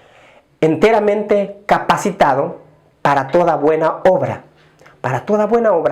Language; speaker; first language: Spanish; native; Spanish